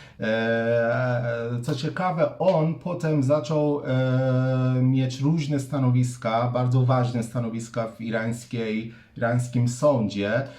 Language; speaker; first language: Polish; non-native, fluent; Persian